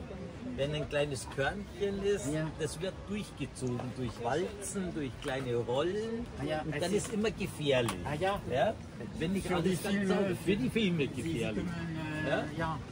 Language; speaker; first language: German; non-native, fluent; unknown